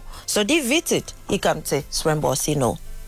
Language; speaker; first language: Danish; non-native, learner; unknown